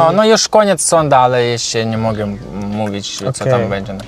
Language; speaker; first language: Polish; non-native, learner; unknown